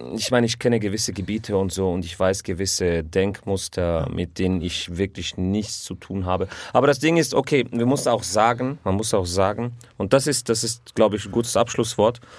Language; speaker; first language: German; early bilingual, other home language; Arabic